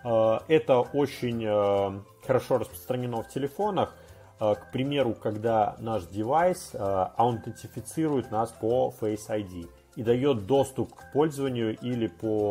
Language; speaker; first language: Russian; native; Russian